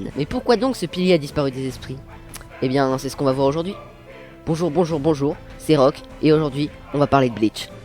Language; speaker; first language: French; native; French